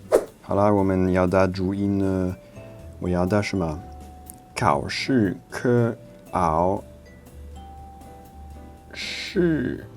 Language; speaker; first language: Chinese; non-native, fluent; French